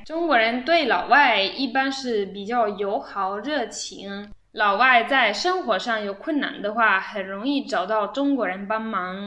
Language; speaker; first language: Chinese; non-native, fluent; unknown